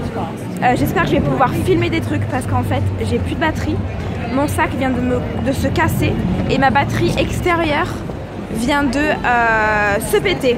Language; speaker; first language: French; native; French